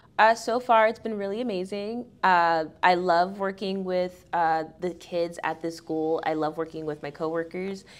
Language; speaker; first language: English; native; English